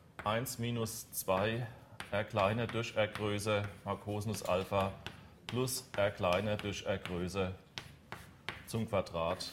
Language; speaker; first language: German; native; German